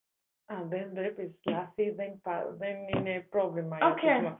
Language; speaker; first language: Greek; non-native, learner; German